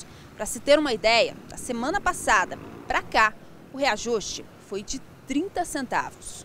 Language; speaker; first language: Portuguese; native; Portuguese